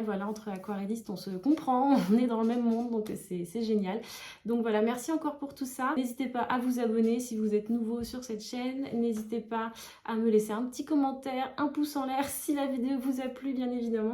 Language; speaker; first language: French; native; French